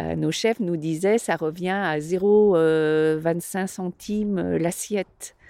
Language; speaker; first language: French; native; French